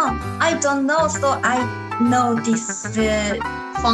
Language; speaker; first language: English; non-native, learner; Korean